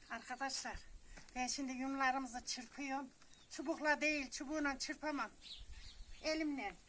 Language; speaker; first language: Turkish; native; Turkish